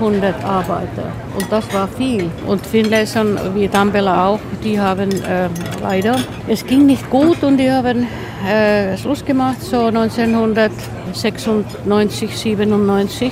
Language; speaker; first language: German; non-native, fluent; Finnish